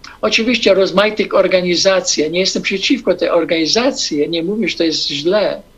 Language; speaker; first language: Polish; non-native, fluent; English